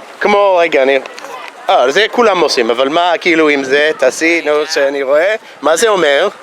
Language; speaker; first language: Hebrew; non-native, fluent; English